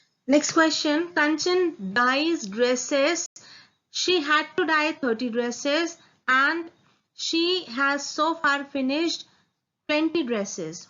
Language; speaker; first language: English; non-native, local second language; Hindi